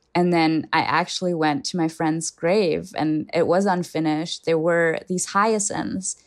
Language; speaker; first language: English; non-native, fluent; German